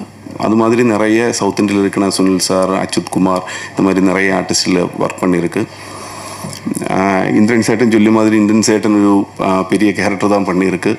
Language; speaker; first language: Tamil; non-native, learner; Malayalam